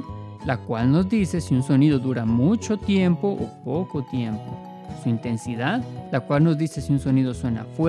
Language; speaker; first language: Spanish; native; Spanish